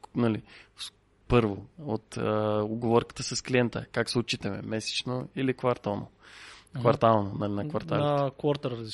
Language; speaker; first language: Bulgarian; non-native, fluent; Russian